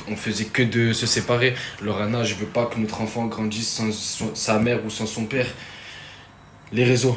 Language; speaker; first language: French; native; French